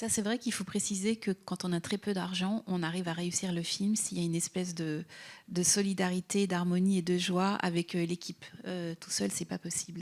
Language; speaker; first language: French; native; French